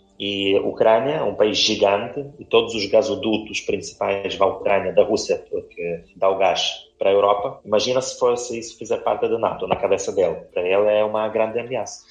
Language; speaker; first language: Portuguese; non-native, fluent; Ukrainian